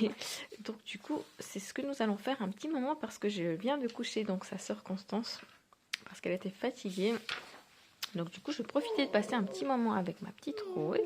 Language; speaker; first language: French; native; French